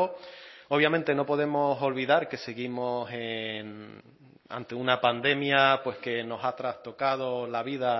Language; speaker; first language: Spanish; native; Spanish